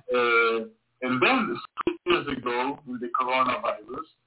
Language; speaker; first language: English; non-native, learner; Hebrew